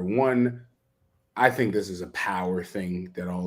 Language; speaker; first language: English; native; English